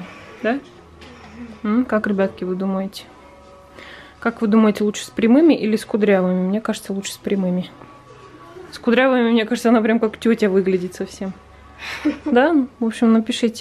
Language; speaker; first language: Russian; native; Russian